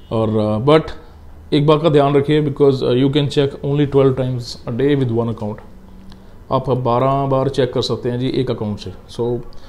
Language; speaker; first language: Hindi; non-native, local second language; Punjabi